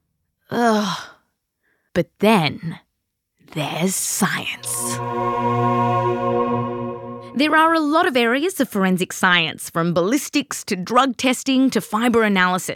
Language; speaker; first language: English; native; English